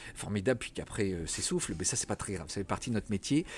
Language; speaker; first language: French; native; French